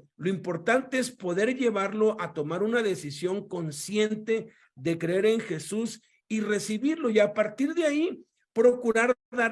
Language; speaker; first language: Spanish; native; Spanish